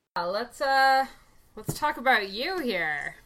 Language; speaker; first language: English; native; English